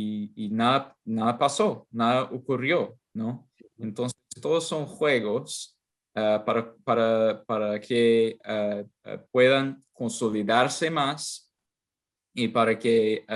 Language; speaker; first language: Spanish; non-native, fluent; English